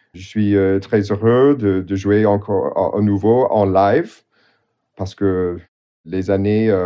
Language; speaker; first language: French; non-native, fluent; English